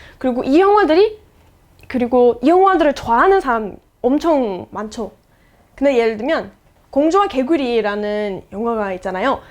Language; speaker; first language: Korean; non-native, fluent; English